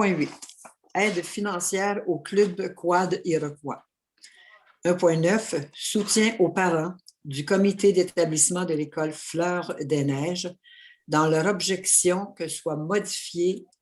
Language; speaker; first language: French; native; French